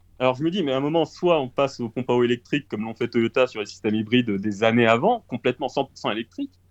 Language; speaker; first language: French; early bilingual, other home language; Portuguese